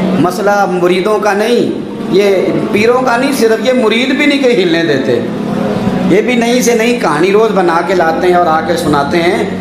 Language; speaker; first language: Urdu; non-native, local second language; Punjabi